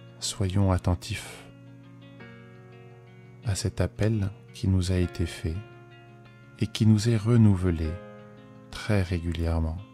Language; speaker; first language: French; native; French